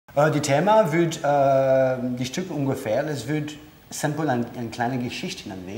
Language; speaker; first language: German; non-native, learner; French